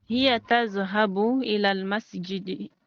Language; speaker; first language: Arabic; non-native, learner; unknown